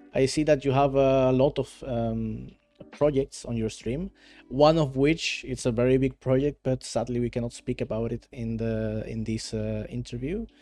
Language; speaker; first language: English; non-native, fluent; Spanish